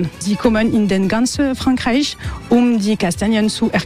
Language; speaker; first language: German; non-native, learner; French